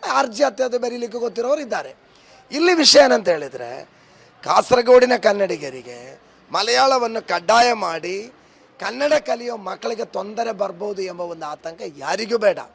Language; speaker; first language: Kannada; native; Kannada